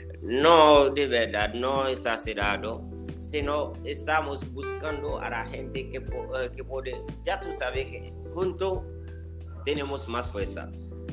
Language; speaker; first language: Spanish; non-native, learner; Haitian Creole